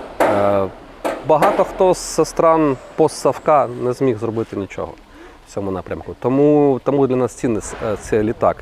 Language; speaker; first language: Ukrainian; non-native, local second language; Russian